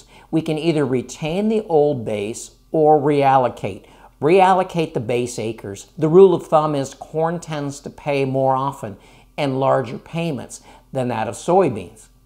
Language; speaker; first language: English; native; English